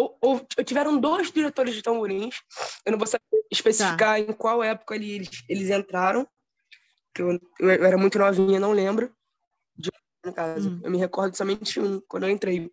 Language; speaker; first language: Portuguese; native; Portuguese